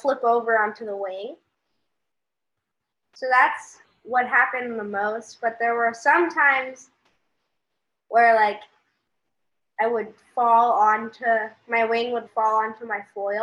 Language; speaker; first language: English; native; English